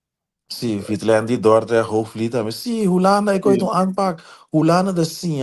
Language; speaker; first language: Dutch; non-native, local second language; Papiamento